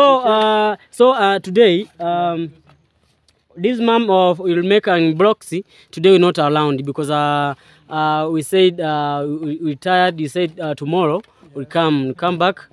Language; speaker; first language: English; non-native, learner; Swahili